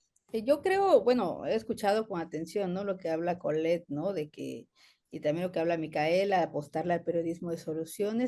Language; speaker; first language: Spanish; native; Spanish